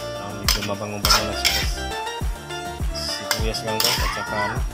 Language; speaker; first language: Filipino; non-native, local second language; Cebuano